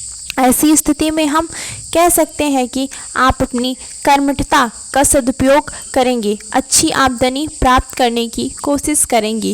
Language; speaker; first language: Hindi; native; Hindi